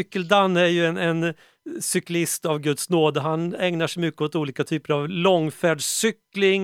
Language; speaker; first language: Swedish; native; Swedish